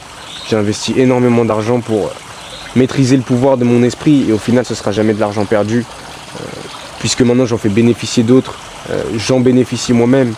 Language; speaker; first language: French; native; French